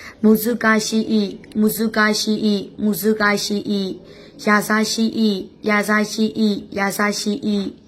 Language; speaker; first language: Japanese; non-native, fluent; Burmese